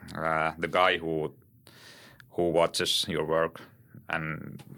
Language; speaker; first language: English; non-native, learner; Finnish